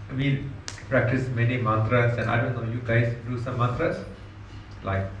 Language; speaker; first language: English; non-native, learner; Nepali